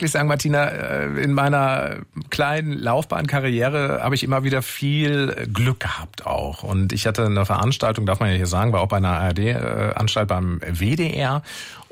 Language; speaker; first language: German; native; German